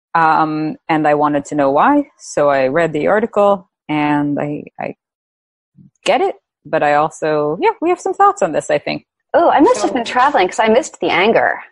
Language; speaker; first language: English; native; English